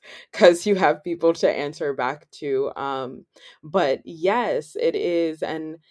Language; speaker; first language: English; native; English